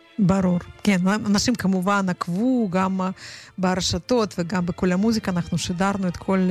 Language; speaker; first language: Hebrew; non-native, fluent; Russian